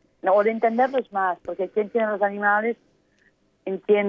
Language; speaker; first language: Spanish; native; Spanish